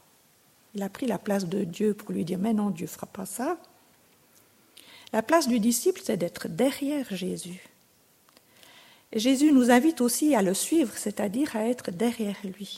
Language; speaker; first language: French; native; French